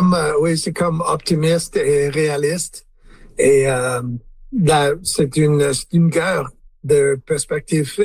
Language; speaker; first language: French; non-native, learner; English